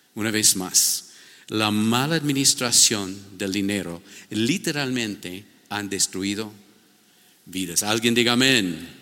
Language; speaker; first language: Spanish; non-native, fluent; English